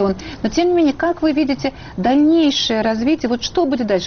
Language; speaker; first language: Russian; native; Russian